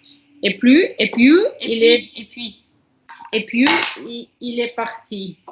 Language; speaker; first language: French; non-native, learner; Russian